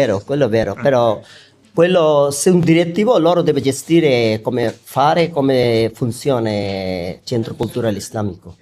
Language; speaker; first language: Italian; non-native, learner; Bangla